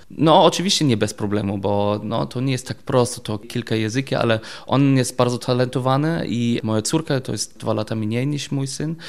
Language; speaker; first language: Polish; non-native, learner; German